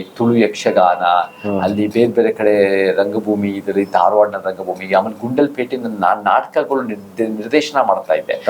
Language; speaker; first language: Kannada; early bilingual, heritage; Kannada